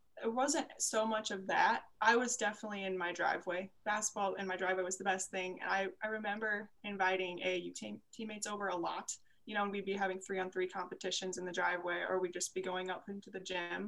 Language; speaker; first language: English; native; English